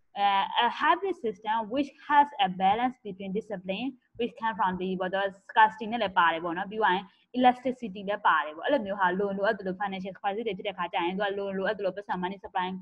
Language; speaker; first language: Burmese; native; Burmese